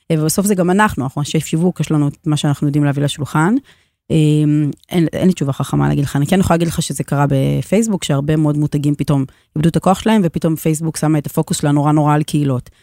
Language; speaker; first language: Hebrew; native; Hebrew